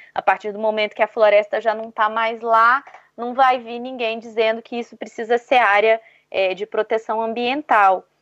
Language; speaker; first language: Portuguese; native; Portuguese